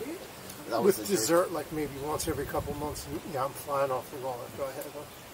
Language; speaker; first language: English; native; English